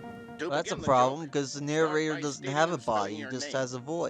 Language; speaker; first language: English; native; English